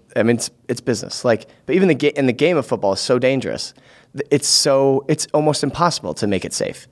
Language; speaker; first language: English; native; English